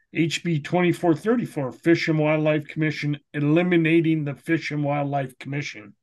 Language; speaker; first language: English; native; English